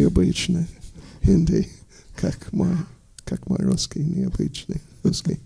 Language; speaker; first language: Russian; non-native, learner; English